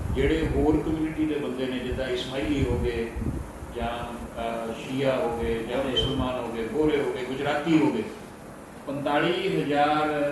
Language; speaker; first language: Punjabi; early bilingual, heritage; Punjabi